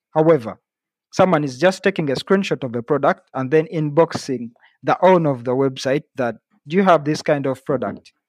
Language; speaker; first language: English; non-native, local second language; Ganda